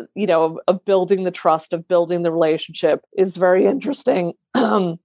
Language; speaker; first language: English; native; English